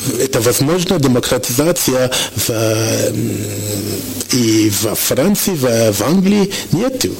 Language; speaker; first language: Russian; non-native, learner; French